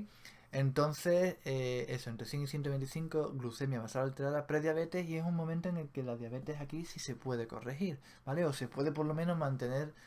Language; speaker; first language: Spanish; native; Spanish